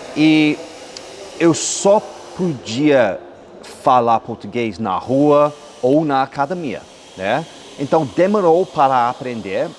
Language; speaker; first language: Portuguese; non-native, fluent; English